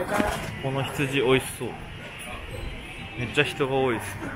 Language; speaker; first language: Japanese; native; Japanese